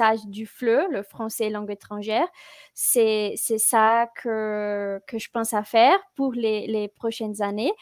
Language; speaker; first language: French; non-native, fluent; Portuguese